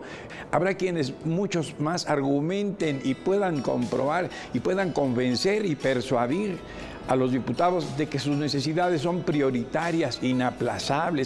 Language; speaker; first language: Spanish; native; Spanish